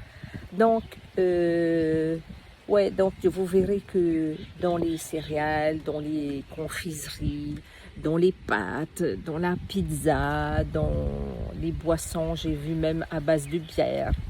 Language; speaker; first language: French; native; French